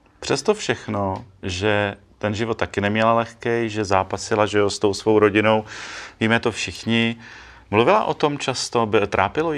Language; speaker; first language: Czech; native; Czech